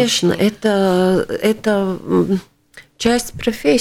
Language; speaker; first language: Russian; non-native, local second language; Latvian